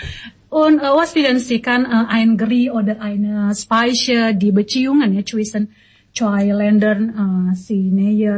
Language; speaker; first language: German; non-native, learner; Indonesian